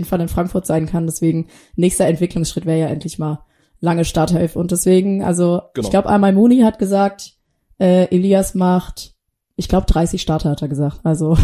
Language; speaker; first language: German; native; German